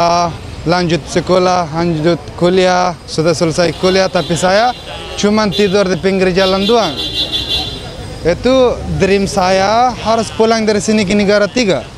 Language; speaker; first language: Indonesian; non-native, fluent; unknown